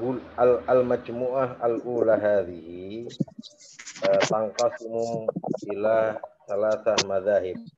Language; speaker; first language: Arabic; non-native, fluent; Indonesian